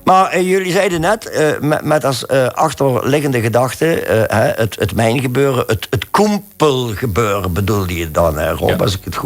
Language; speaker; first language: Dutch; native; Dutch